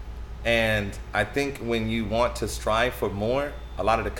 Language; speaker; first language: English; native; English